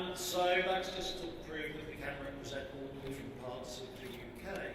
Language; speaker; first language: English; native; English